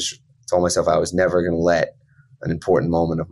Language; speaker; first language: English; native; English